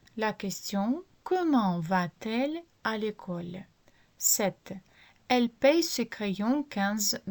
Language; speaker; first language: French; non-native, fluent; Ukrainian